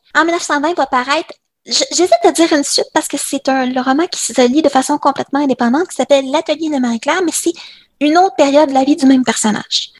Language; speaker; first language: French; native; French